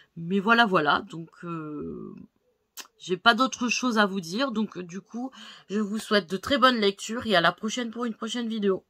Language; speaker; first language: French; native; French